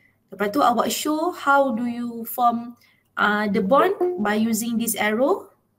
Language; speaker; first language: English; non-native, local second language; Malay